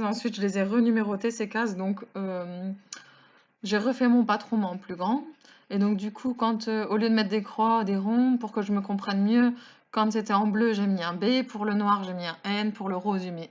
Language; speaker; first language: French; native; French